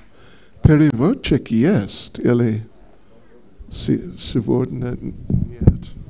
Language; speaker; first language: Russian; non-native, learner; English